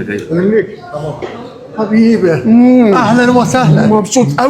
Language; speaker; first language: Arabic; native; Arabic